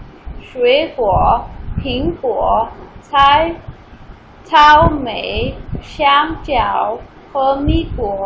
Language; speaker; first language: Chinese; non-native, fluent; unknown